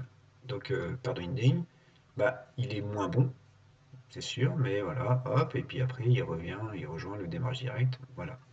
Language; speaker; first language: French; native; French